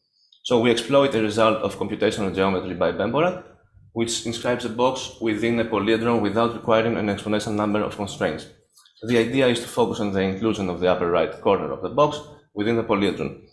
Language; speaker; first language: English; non-native, fluent; Greek